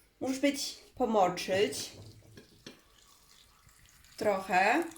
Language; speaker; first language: Polish; non-native, learner; Chinese